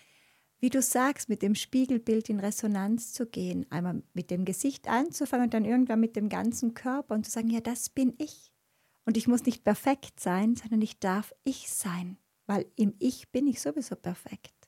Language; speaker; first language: German; native; German